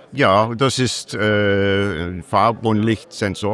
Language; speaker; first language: German; non-native, learner; English